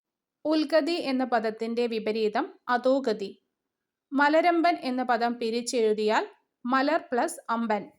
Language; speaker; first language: Malayalam; native; Malayalam